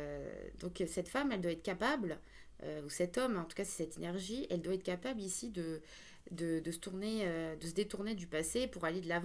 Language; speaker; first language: French; native; French